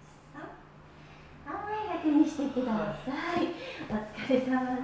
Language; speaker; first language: Japanese; native; Japanese